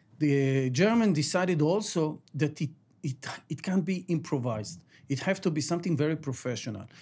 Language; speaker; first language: English; non-native, fluent; Ladino